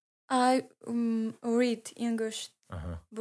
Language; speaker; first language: English; non-native, learner; Ingush